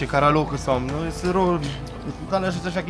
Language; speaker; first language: Polish; native; Polish